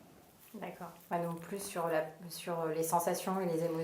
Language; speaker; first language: French; native; French